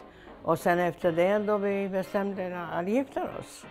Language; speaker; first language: Swedish; non-native, fluent; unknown